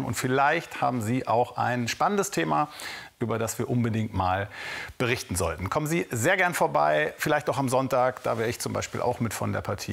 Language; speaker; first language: German; native; German